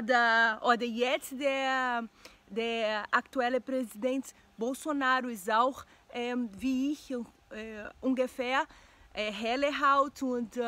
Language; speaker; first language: German; non-native, learner; Portuguese